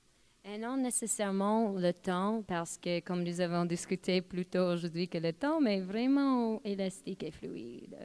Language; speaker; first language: French; non-native, fluent; English